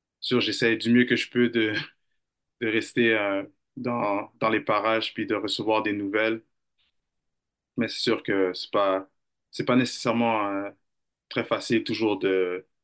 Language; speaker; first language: French; native; French